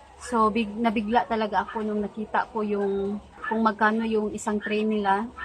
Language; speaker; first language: Filipino; non-native, local second language; Cebuano